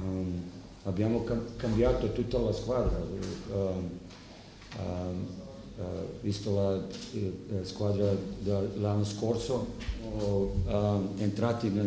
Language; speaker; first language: Italian; non-native, learner; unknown